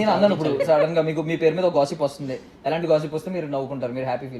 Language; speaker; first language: Telugu; native; Telugu